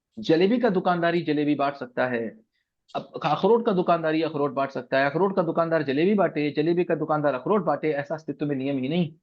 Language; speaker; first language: Hindi; native; Hindi